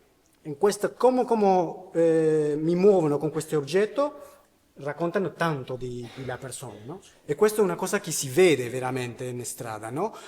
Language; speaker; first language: Italian; non-native, learner; Spanish